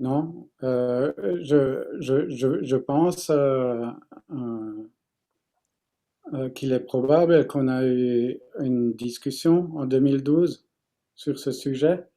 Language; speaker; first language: French; non-native, fluent; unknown